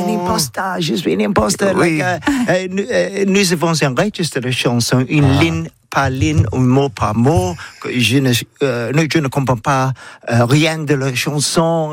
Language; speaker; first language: French; non-native, learner; English